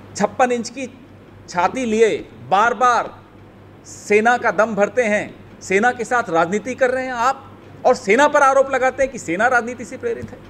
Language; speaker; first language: Hindi; native; Hindi